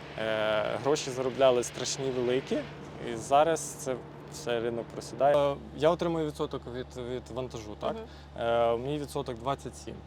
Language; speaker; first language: Ukrainian; native; Ukrainian